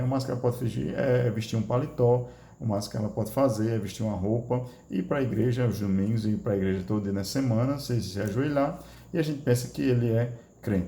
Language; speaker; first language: Portuguese; native; Portuguese